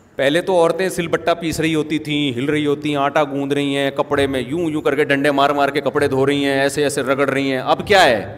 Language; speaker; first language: Urdu; native; Urdu